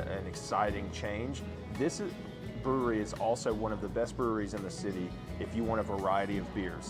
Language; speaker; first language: English; native; English